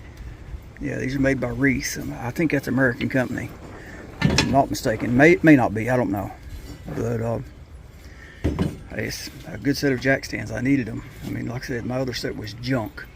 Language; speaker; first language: English; native; English